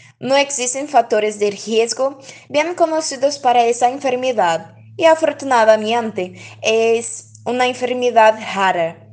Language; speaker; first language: Spanish; non-native, learner; Portuguese